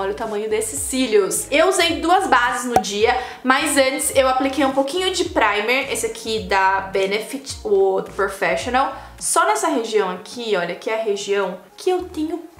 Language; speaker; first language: Portuguese; native; Portuguese